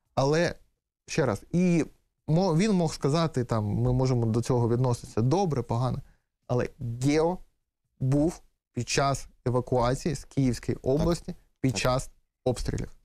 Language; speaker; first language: Ukrainian; native; Ukrainian